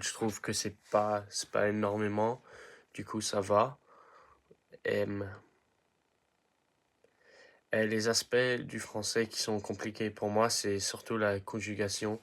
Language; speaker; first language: French; early bilingual, heritage; English